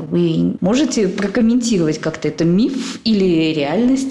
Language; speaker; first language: Russian; native; Russian